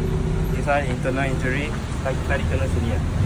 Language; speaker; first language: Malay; non-native, local second language; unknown